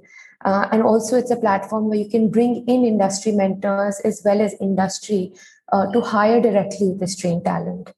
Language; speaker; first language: English; non-native, local second language; Hindi